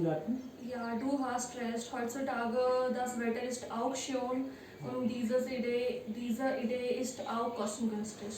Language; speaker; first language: German; non-native, learner; Hindi